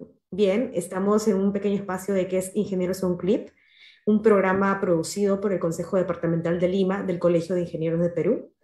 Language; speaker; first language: Spanish; native; Spanish